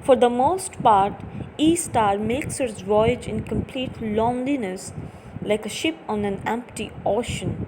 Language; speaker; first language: English; non-native, local second language; Urdu